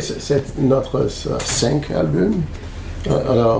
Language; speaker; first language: French; non-native, learner; English